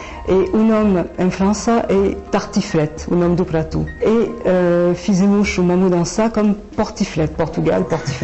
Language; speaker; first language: Portuguese; non-native, learner; French